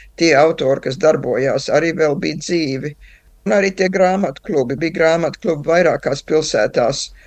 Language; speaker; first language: Latvian; early bilingual, heritage; Latvian